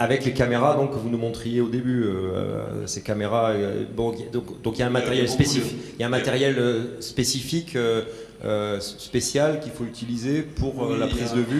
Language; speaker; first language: French; native; French